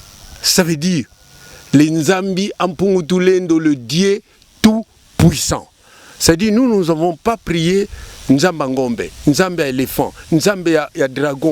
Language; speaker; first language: French; non-native, local second language; Kongo